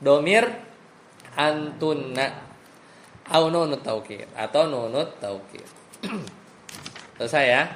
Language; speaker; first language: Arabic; non-native, fluent; Indonesian